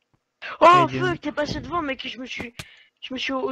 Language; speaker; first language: French; native; French